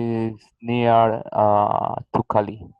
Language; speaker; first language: English; non-native, learner; Spanish